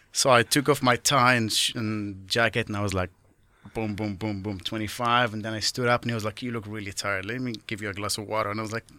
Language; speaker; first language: English; non-native, fluent; Arabic